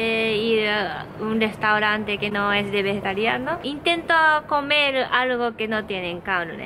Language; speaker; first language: Spanish; non-native, learner; Japanese